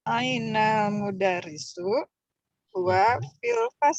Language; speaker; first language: Arabic; non-native, learner; Indonesian